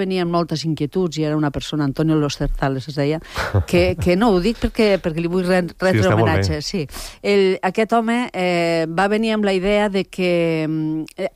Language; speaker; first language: Catalan; non-native, local second language; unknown